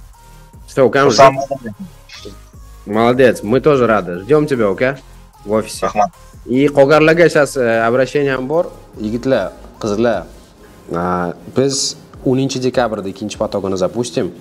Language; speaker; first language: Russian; non-native, fluent; Uzbek